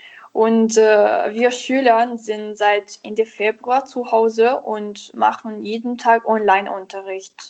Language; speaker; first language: German; non-native, learner; Italian